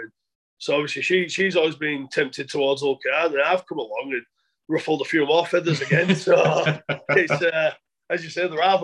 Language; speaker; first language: English; native; English